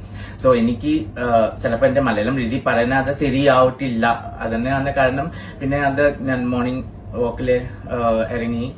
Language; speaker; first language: Malayalam; non-native, fluent; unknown